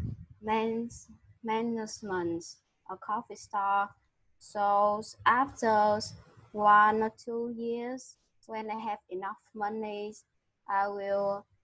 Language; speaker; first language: English; non-native, learner; Vietnamese